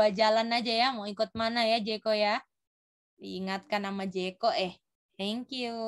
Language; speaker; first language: Indonesian; native; Indonesian